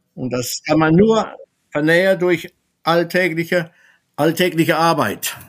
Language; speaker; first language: German; non-native, fluent; French